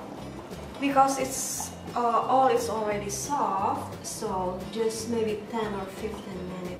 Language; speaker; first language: English; non-native, learner; Indonesian